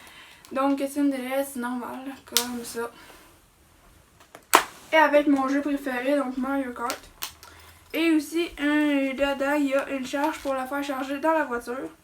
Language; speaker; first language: French; native; French